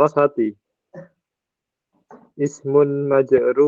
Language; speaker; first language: Arabic; non-native, learner; Indonesian